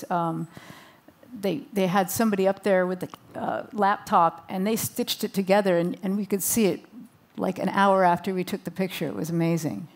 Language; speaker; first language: English; native; English